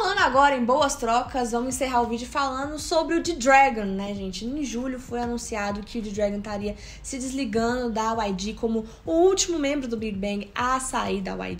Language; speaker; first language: Portuguese; native; Portuguese